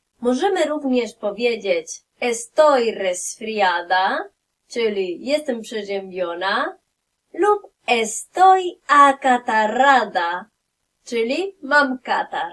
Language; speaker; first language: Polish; non-native, fluent; Spanish